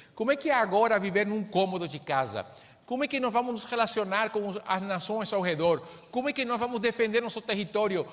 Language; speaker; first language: Portuguese; non-native, fluent; Spanish